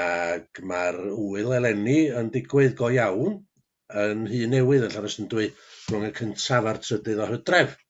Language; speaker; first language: Welsh; native; Welsh